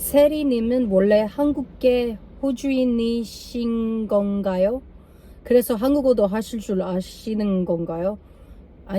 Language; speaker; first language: Korean; non-native, learner; English